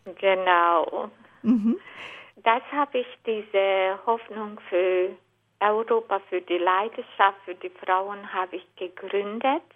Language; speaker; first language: German; non-native, fluent; Hungarian